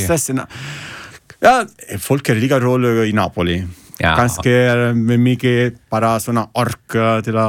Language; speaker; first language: Icelandic; non-native, learner; Italian